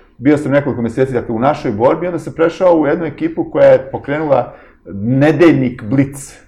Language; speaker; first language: Serbian; native; Serbian